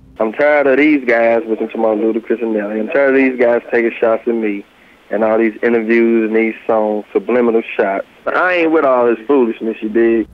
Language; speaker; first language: English; native; English